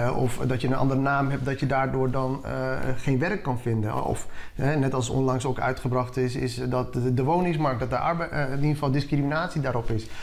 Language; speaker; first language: Dutch; early bilingual, other home language; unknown